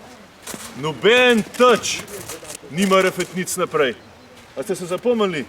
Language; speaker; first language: Slovenian; native; Slovenian